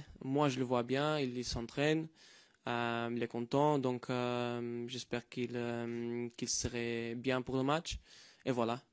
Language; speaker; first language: French; non-native, fluent; Portuguese